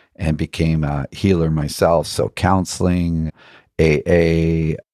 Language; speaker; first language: English; native; English